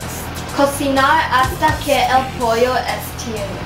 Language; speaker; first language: Spanish; non-native, learner; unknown